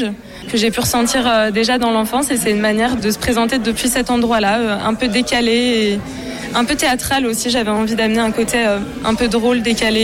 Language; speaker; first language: French; native; French